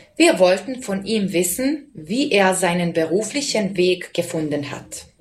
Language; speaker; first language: German; non-native, fluent; Serbian